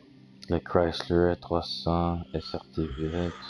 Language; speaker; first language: French; native; French